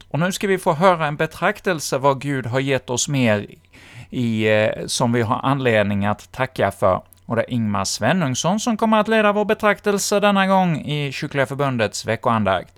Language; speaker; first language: Swedish; native; Swedish